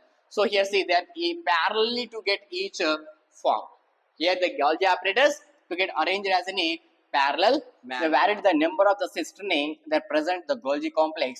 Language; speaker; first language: English; non-native, local second language; Telugu